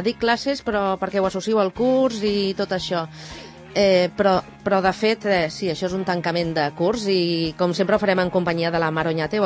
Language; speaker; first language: Catalan; native; Catalan